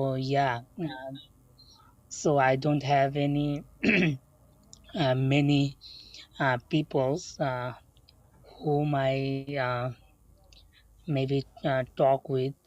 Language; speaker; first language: English; non-native, learner; Bangla